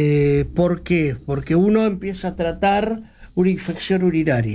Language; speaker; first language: Spanish; native; Spanish